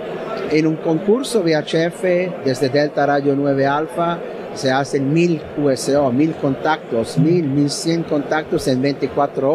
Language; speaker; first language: Spanish; non-native, learner; Italian